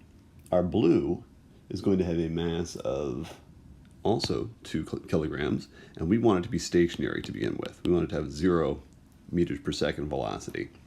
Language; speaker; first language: English; native; English